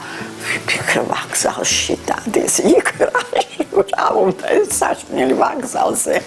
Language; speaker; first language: Georgian; early bilingual, heritage; Georgian